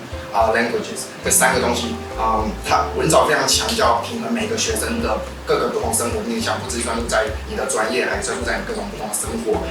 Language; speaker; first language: Chinese; native; Chinese